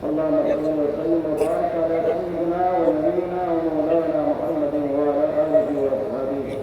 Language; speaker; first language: Arabic; non-native, fluent; Bangla